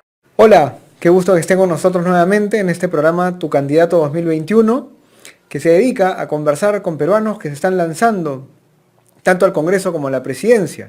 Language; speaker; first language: Spanish; native; Spanish